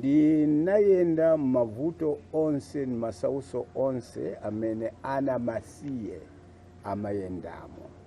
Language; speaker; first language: Nyanja; non-native, local second language; Tumbuka